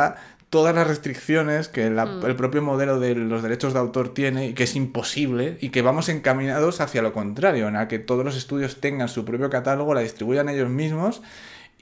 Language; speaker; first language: Spanish; native; Spanish